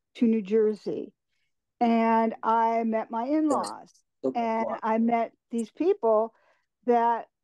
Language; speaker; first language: English; native; English